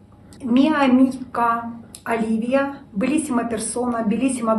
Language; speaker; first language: Italian; non-native, learner; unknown